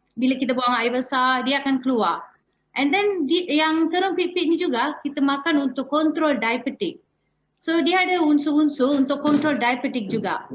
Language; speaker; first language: Malay; non-native, local second language; Tamil